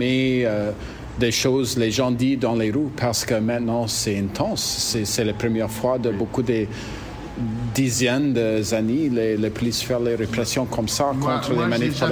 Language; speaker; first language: French; non-native, learner; English